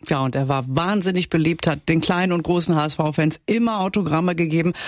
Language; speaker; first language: German; native; German